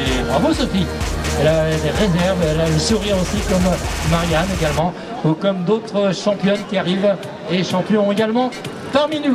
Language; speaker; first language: French; native; French